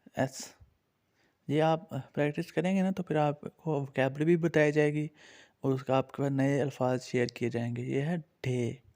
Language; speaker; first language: Urdu; native; Urdu